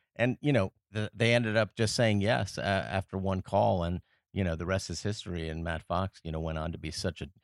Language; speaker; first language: English; early bilingual, other home language; French